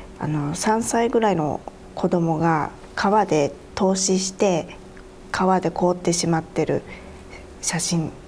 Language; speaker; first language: Japanese; native; Japanese